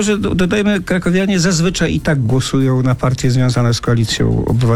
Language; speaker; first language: Polish; native; Polish